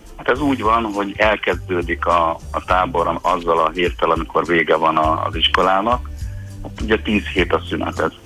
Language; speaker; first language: Hungarian; native; Hungarian